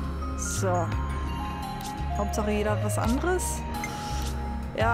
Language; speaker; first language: German; native; German